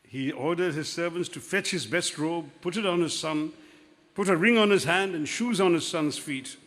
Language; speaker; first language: English; non-native, local second language; Malayalam